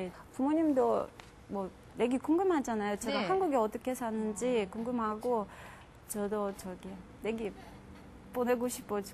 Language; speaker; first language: Korean; non-native, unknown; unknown